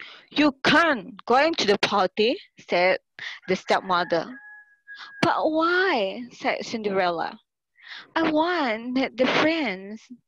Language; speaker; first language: English; non-native, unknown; Indonesian